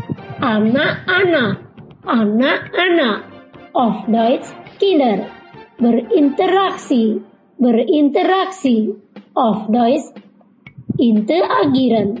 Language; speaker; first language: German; non-native, learner; Indonesian